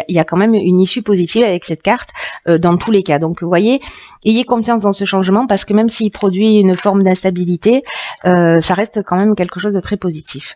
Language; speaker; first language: French; native; French